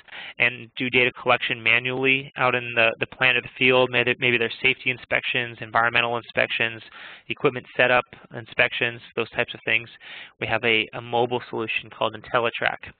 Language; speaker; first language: English; native; English